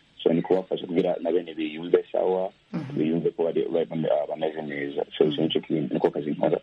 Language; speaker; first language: Rundi; early bilingual, heritage; Rundi